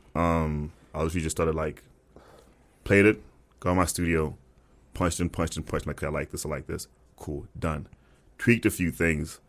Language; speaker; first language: English; non-native, local second language; Tswana